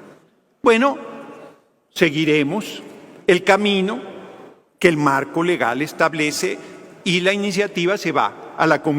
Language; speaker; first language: Spanish; native; Spanish